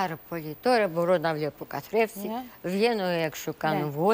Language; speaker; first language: Greek; non-native, learner; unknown